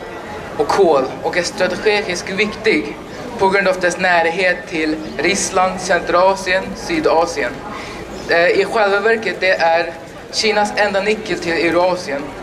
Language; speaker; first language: Swedish; non-native, learner; Uyghur